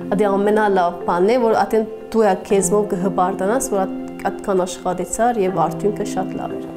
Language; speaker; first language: Armenian; early bilingual, heritage; Armenian